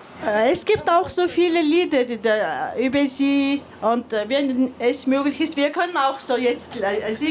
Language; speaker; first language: German; non-native, fluent; Mongolian